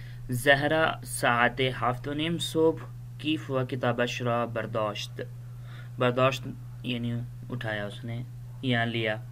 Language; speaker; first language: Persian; non-native, fluent; Urdu